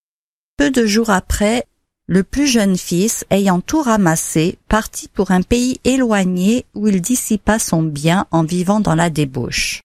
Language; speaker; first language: French; native; French